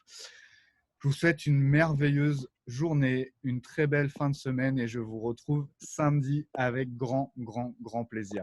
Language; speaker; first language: French; native; French